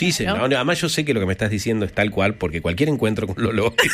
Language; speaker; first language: Spanish; native; Spanish